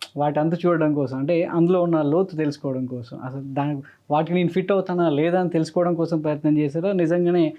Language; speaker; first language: Telugu; native; Telugu